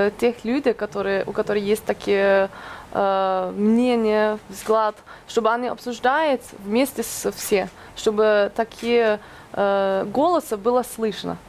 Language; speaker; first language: Russian; non-native, fluent; Norwegian